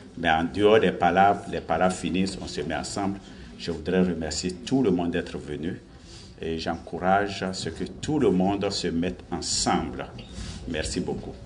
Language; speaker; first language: French; non-native, local second language; Baoulé